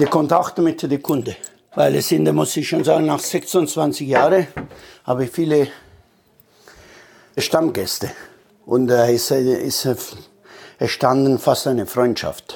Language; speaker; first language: German; non-native, fluent; Italian